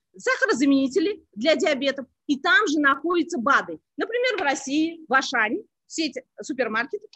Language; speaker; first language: Russian; non-native, local second language; Uzbek